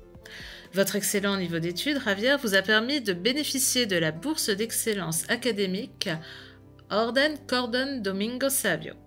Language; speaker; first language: French; native; French